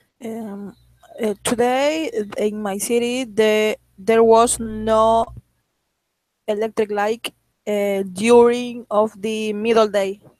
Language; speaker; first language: English; non-native, learner; Spanish